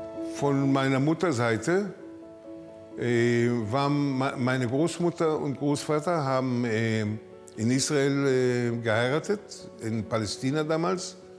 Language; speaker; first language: German; early bilingual, heritage; German